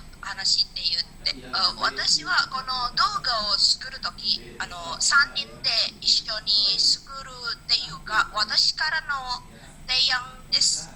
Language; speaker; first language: Japanese; non-native, learner; Indonesian